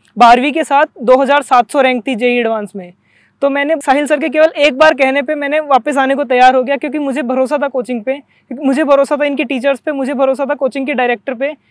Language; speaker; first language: Hindi; native; Hindi